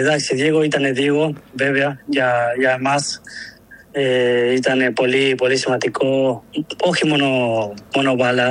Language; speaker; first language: Greek; non-native, learner; Spanish